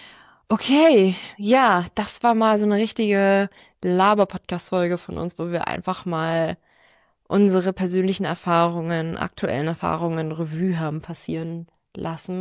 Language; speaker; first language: German; native; German